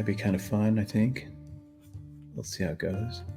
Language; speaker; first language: English; native; English